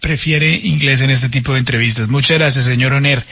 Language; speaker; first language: Spanish; native; Spanish